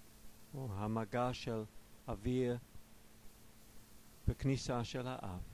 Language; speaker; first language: Hebrew; non-native, fluent; English